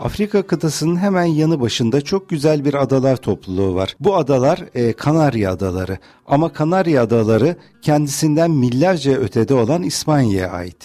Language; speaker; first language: Turkish; native; Turkish